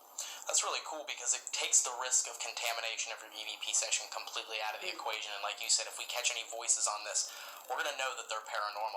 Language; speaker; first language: English; native; English